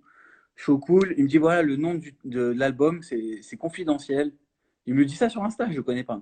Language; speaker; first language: French; native; French